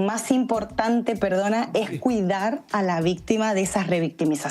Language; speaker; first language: Spanish; native; Spanish